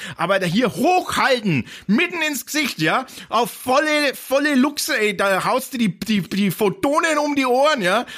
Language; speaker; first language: German; native; German